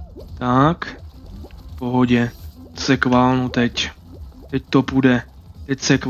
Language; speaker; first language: Czech; native; Czech